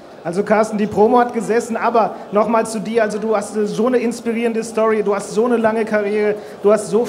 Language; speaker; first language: German; native; German